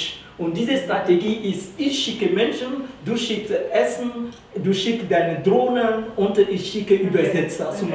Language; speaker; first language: German; non-native, fluent; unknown